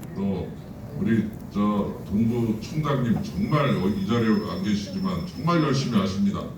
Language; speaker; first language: Korean; native; Korean